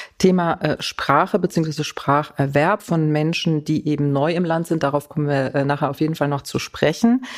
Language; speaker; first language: German; native; German